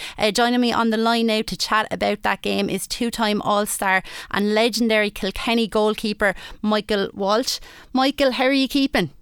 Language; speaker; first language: English; native; English